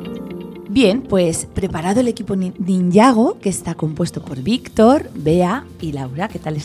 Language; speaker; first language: Spanish; native; Spanish